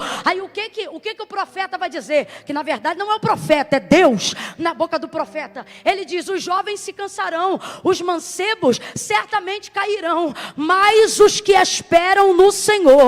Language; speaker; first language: Portuguese; native; Portuguese